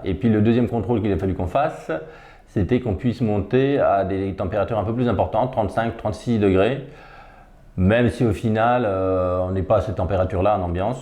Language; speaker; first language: French; native; French